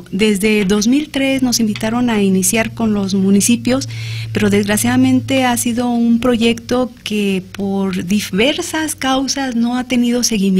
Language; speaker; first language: Spanish; native; Spanish